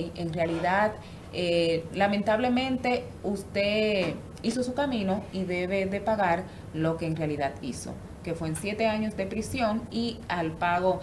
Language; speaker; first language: Spanish; native; Spanish